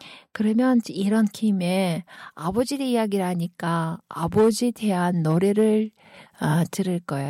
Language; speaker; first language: Korean; non-native, fluent; Kyrgyz